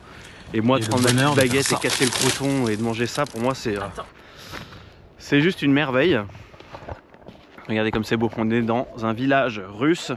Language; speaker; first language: French; native; French